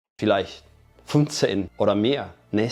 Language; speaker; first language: German; non-native, fluent; English